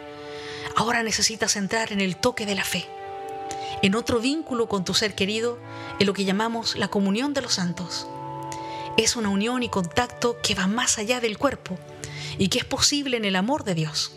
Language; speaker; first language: Spanish; native; Spanish